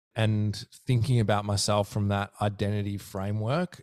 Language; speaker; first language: English; native; English